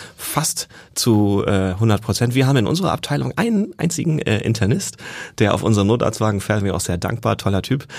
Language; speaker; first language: German; native; German